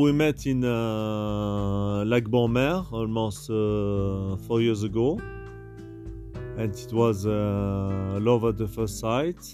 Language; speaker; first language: English; non-native, learner; French